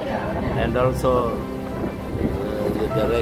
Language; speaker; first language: English; non-native, learner; Indonesian